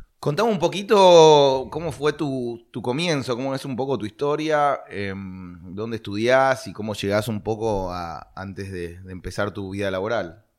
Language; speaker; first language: Spanish; native; Spanish